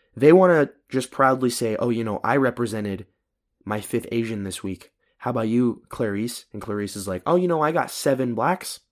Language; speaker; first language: English; early bilingual, other home language; Filipino